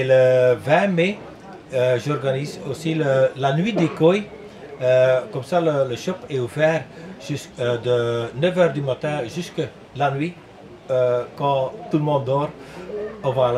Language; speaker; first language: French; non-native, learner; Dutch